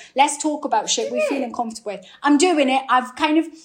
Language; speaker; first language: English; native; English